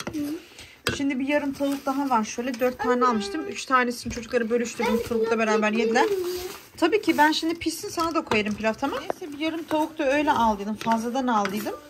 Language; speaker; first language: Turkish; early bilingual, heritage; Turkish